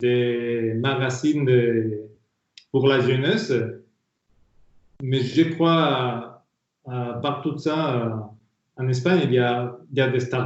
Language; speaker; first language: French; non-native, fluent; Spanish